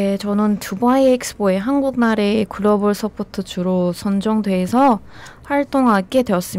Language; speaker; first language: Korean; non-native, fluent; Persian